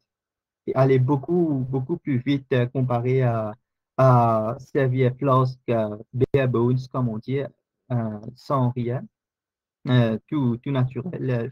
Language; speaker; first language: French; non-native, local second language; Morisyen